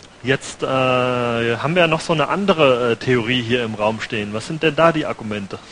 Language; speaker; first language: German; native; German